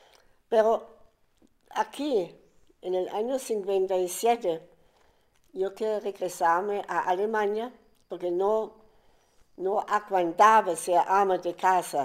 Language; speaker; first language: Spanish; non-native, fluent; German